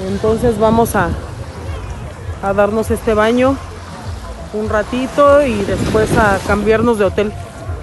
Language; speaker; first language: Spanish; native; Spanish